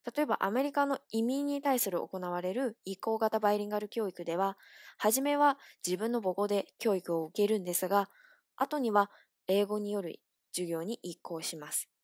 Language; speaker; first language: Japanese; non-native, fluent; Chinese